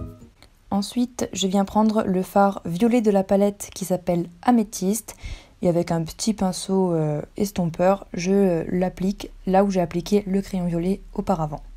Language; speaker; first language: French; native; French